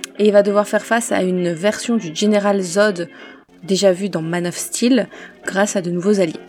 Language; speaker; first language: French; native; French